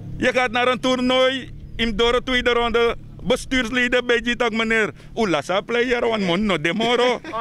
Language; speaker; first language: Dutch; native; Dutch